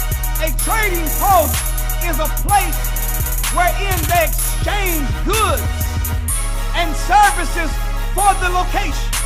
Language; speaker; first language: English; native; English